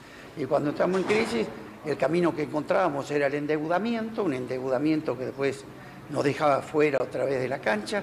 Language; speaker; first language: Spanish; native; Spanish